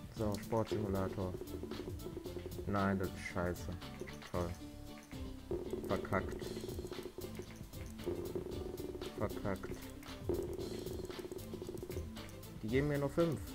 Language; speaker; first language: German; native; German